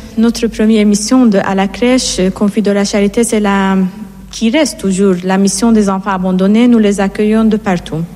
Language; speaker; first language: French; non-native, fluent; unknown